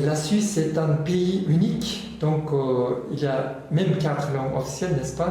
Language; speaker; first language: French; non-native, learner; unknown